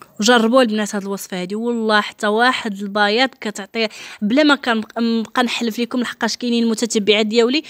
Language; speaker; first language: Arabic; native; Arabic